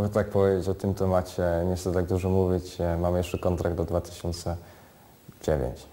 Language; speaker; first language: Polish; early bilingual, heritage; Polish